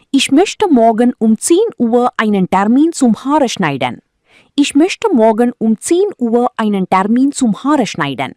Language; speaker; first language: German; non-native, fluent; Tamil